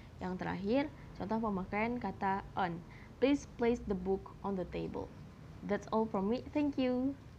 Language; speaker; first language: English; non-native, learner; Indonesian